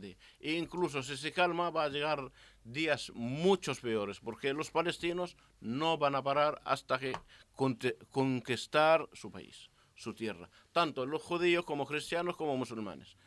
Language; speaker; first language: Spanish; non-native, learner; Arabic